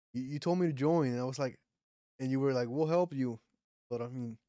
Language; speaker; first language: English; non-native, fluent; Spanish